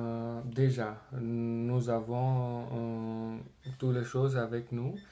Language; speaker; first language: French; non-native, learner; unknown